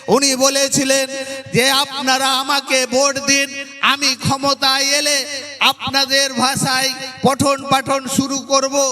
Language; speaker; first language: Bangla; non-native, local second language; Santali